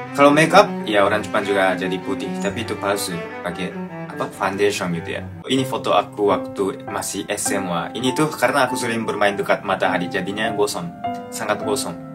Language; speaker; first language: Indonesian; non-native, fluent; Japanese